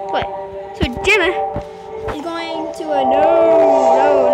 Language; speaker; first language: English; native; English